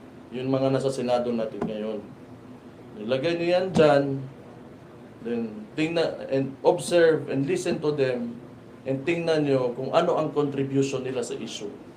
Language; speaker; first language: Filipino; non-native, local second language; Cebuano